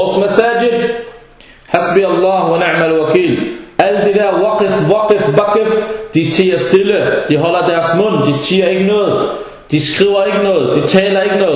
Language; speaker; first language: Danish; early bilingual, other home language; Arabic